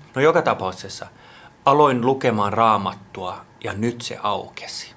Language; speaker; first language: Finnish; non-native, local second language; Swedish